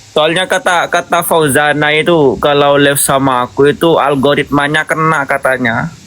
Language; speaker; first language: Indonesian; non-native, local second language; Madurese